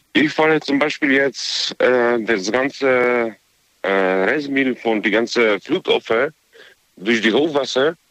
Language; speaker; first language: German; non-native, learner; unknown